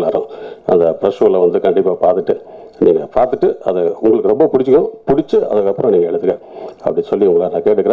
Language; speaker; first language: Tamil; native; Tamil